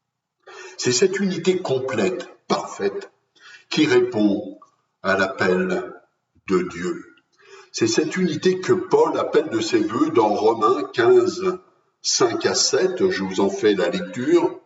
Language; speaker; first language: French; native; French